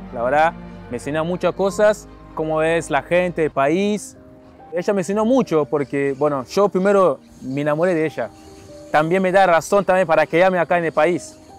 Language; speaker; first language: Spanish; non-native, fluent; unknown